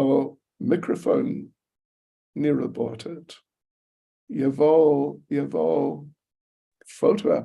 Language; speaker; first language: Russian; non-native, learner; English